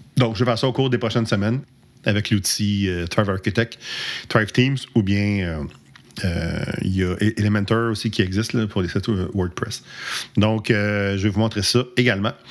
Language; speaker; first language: French; native; French